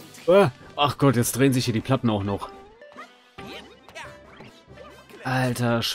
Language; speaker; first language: German; native; German